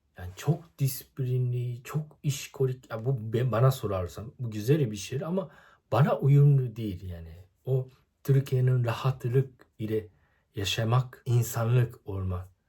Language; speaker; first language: Turkish; non-native, fluent; Japanese